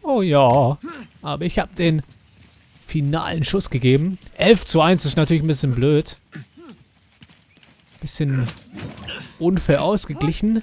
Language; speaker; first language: German; native; German